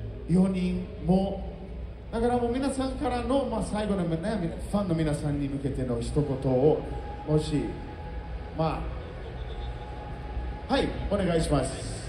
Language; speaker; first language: Japanese; non-native, fluent; Portuguese